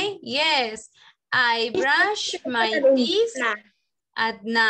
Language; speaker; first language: English; non-native, fluent; Spanish